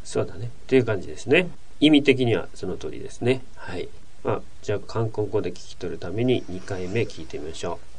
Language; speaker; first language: Japanese; native; Japanese